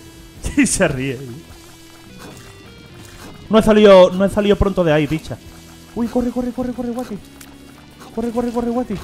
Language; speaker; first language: Spanish; native; Spanish